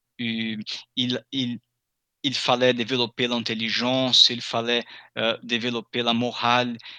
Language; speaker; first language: French; non-native, fluent; Portuguese